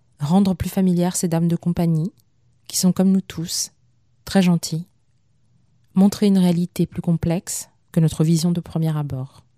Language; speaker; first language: French; non-native, local second language; Malagasy